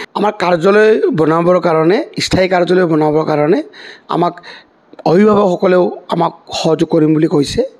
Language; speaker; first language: Assamese; native; Assamese